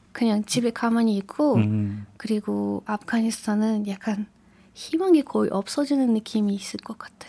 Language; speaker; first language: Korean; non-native, learner; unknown